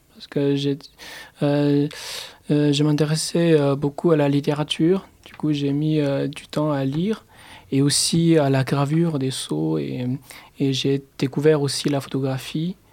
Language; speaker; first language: French; non-native, fluent; Chinese